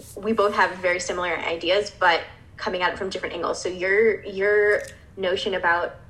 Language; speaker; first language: English; native; English